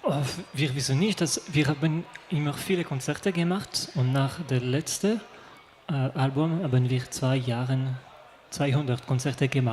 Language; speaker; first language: German; non-native, local second language; French